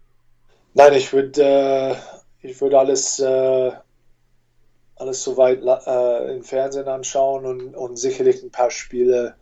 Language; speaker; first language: German; non-native, fluent; English